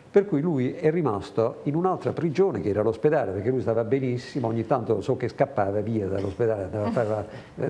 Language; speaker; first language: Italian; native; Italian